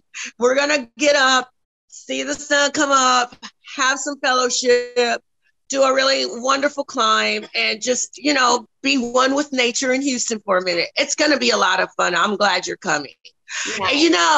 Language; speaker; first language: English; native; English